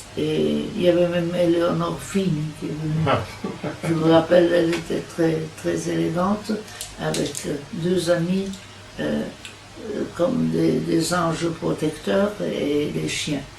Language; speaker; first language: French; non-native, fluent; Italian